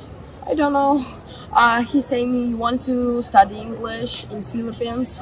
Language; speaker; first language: English; non-native, learner; Russian